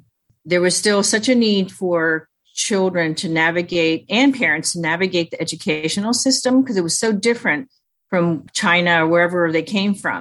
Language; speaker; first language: English; early bilingual, other home language; Chinese